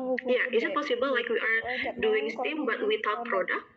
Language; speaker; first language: English; non-native, fluent; Indonesian